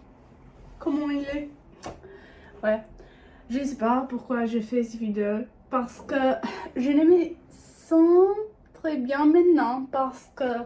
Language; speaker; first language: French; non-native, learner; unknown